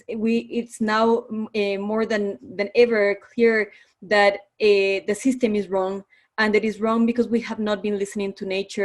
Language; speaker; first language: English; non-native, fluent; Spanish